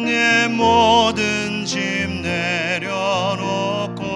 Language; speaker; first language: Korean; native; Korean